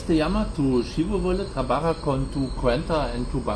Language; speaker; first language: Spanish; non-native, learner; German